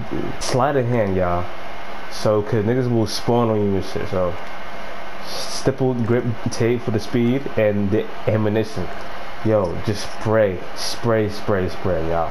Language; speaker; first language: English; native; English